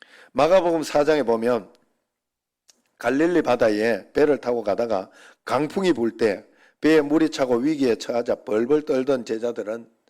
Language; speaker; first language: Korean; native; Korean